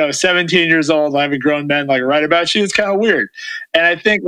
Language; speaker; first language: English; native; English